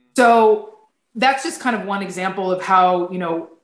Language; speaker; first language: English; native; English